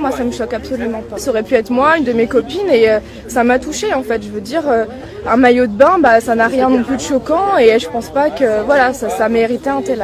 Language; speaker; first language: French; native; French